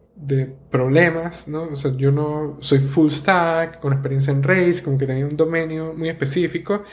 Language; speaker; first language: Spanish; native; Spanish